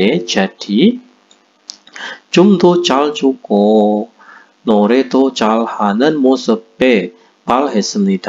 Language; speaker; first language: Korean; non-native, fluent; Indonesian